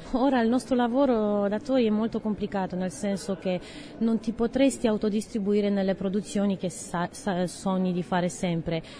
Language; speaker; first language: Italian; non-native, fluent; Romanian